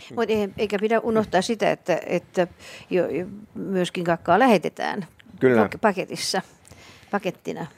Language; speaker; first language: Finnish; native; Finnish